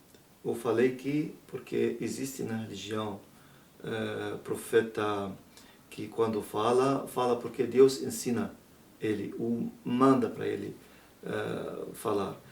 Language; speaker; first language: Portuguese; non-native, learner; Arabic